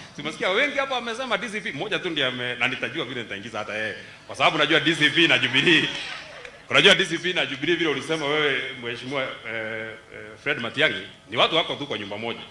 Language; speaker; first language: Swahili; non-native, local second language; Kikuyu